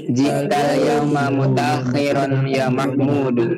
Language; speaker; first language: Arabic; non-native, learner; Indonesian